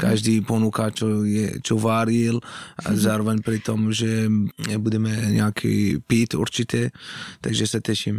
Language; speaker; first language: Slovak; non-native, fluent; Arabic